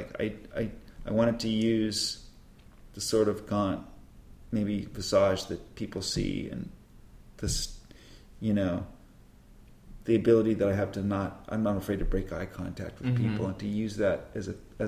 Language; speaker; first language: English; native; English